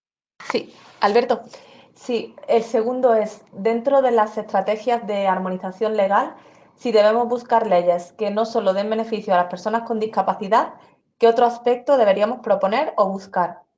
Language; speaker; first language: Spanish; native; Spanish